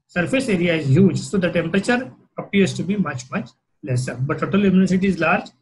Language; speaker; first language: English; non-native, local second language; Marathi